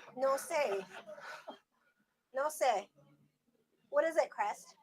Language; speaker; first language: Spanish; non-native, learner; English